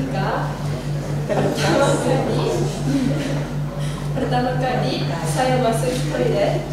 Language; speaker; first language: Indonesian; non-native, learner; Japanese